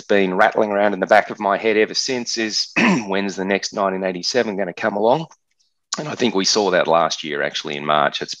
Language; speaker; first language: English; native; English